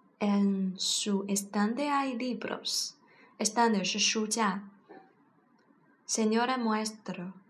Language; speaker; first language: Spanish; non-native, learner; Chinese